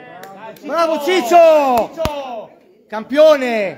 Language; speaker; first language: Italian; native; Italian